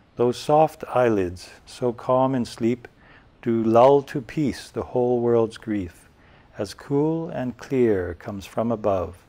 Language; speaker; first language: English; native; English